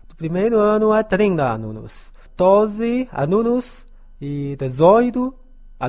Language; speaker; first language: Portuguese; non-native, learner; Chinese